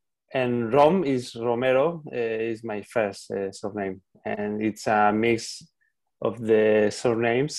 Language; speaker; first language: English; non-native, learner; Spanish